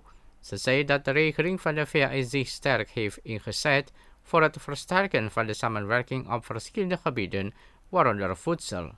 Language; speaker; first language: Dutch; non-native, fluent; Indonesian